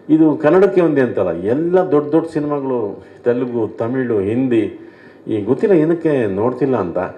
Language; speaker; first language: Kannada; native; Kannada